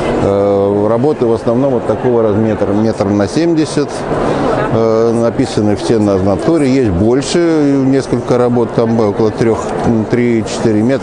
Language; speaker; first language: Russian; native; Russian